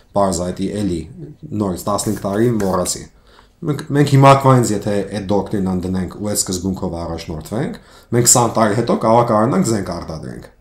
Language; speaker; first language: Armenian; early bilingual, heritage; Armenian